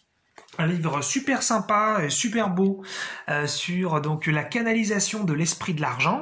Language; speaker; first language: French; native; French